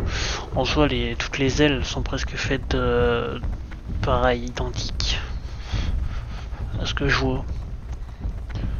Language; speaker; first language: French; native; French